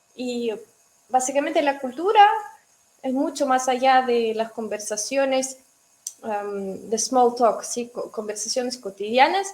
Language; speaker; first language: Spanish; non-native, fluent; Russian